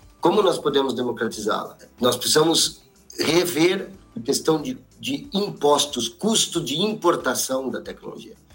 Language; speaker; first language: Portuguese; native; Portuguese